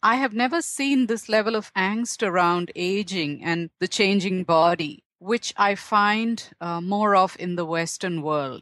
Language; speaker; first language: English; non-native, local second language; Tamil